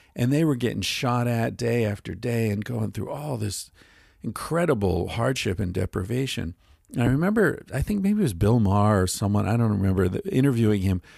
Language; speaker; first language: English; native; English